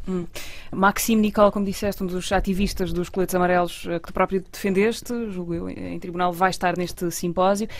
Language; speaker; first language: Portuguese; native; Portuguese